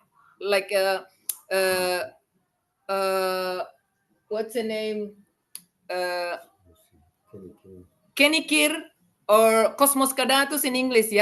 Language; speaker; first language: English; non-native, learner; Indonesian